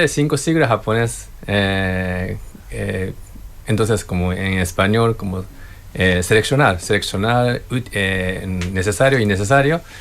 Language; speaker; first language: Spanish; non-native, learner; Japanese